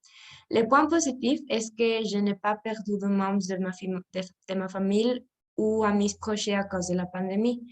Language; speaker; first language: French; non-native, learner; Spanish